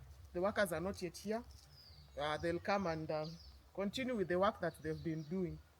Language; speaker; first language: English; non-native, local second language; Swahili